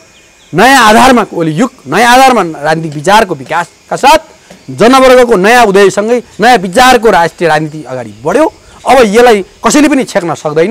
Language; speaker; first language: Nepali; native; Nepali